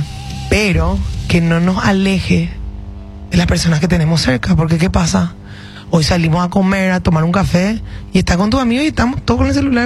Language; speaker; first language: Spanish; native; Spanish